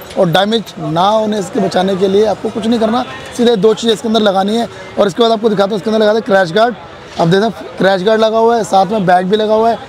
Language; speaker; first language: Hindi; native; Hindi